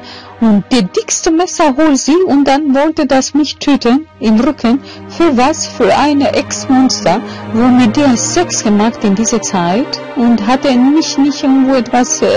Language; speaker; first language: German; non-native, fluent; Albanian